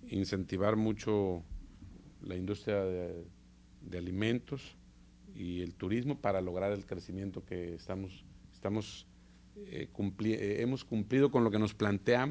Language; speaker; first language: Spanish; native; Spanish